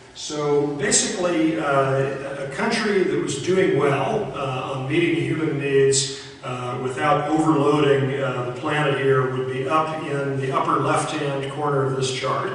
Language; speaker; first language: English; native; English